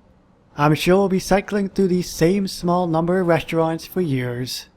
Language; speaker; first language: English; native; English